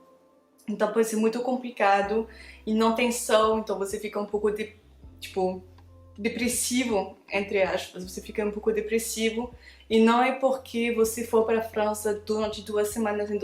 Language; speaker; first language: Portuguese; non-native, fluent; French